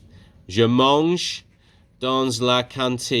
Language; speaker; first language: French; non-native, fluent; English